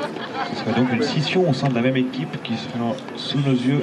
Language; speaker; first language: French; native; French